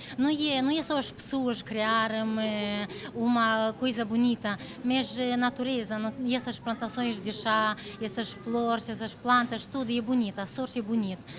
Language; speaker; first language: Portuguese; non-native, fluent; Romanian